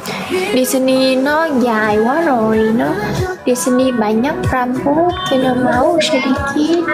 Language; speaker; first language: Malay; non-native, learner; Vietnamese